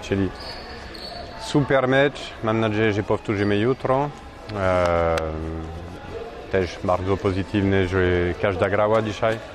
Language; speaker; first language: Polish; non-native, fluent; French